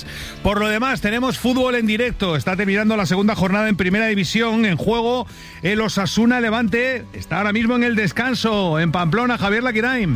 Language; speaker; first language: Spanish; native; Spanish